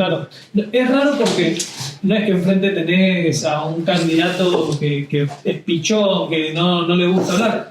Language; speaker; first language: Spanish; native; Spanish